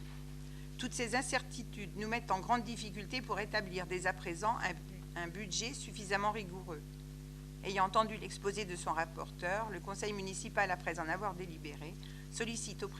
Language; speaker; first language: French; native; French